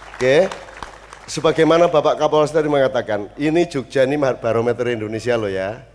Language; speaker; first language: Indonesian; non-native, local second language; Javanese